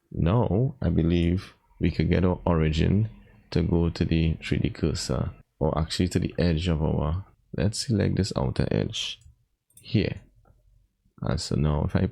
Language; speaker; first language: English; native; English